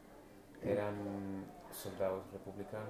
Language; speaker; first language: Spanish; non-native, fluent; English